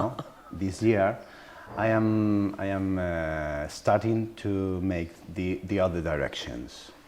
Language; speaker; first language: English; non-native, learner; Spanish